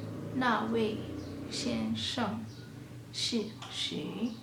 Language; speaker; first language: Chinese; non-native, fluent; Kalenjin